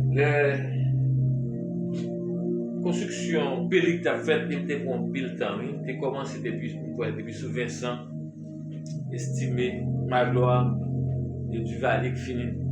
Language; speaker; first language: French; non-native, learner; Haitian Creole